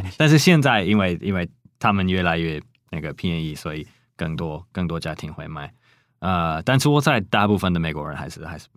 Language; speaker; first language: Chinese; non-native, fluent; English